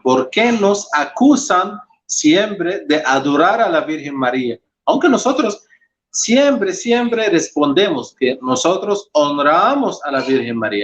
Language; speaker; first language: Spanish; non-native, fluent; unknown